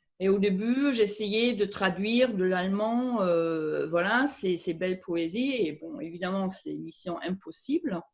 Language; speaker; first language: French; non-native, fluent; German